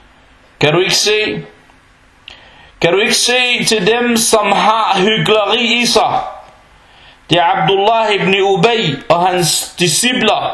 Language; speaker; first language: Danish; non-native, fluent; Arabic